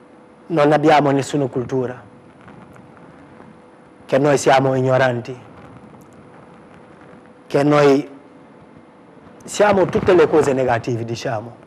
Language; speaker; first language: Italian; non-native, fluent; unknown